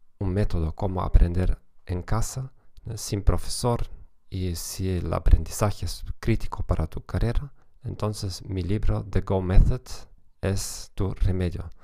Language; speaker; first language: Spanish; non-native, fluent; German